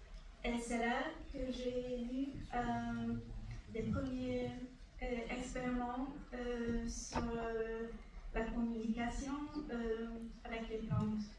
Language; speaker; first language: French; non-native, fluent; Hungarian